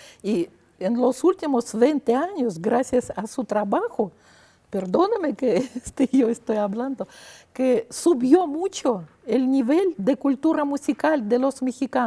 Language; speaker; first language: Spanish; non-native, fluent; Russian